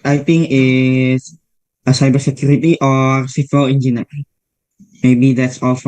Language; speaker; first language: English; non-native, learner; Indonesian